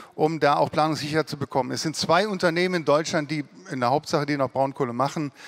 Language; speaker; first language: German; native; German